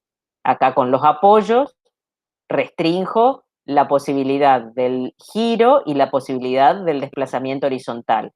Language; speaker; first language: Spanish; native; Spanish